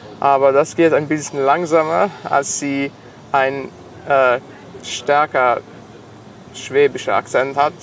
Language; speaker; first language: German; non-native, local second language; Serbian